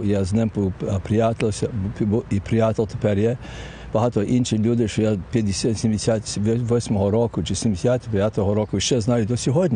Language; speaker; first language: Ukrainian; early bilingual, heritage; Ukrainian